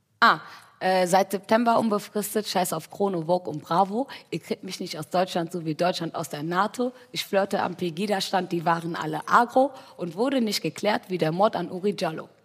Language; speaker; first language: German; early bilingual, other home language; Tigrinya